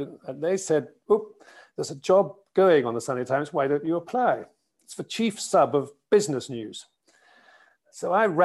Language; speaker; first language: English; native; English